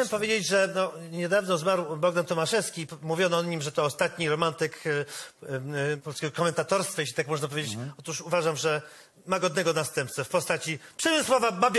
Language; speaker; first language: Polish; native; Polish